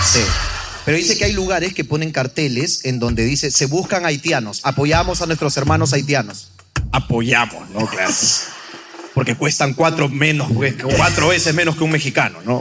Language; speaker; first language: Spanish; native; Spanish